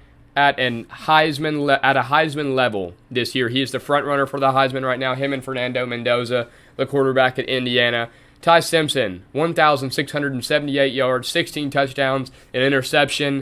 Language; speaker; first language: English; native; English